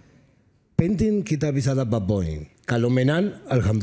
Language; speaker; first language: Indonesian; non-native, fluent; Spanish